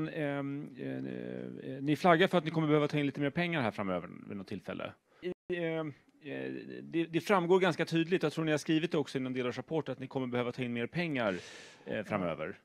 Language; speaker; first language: Swedish; native; Swedish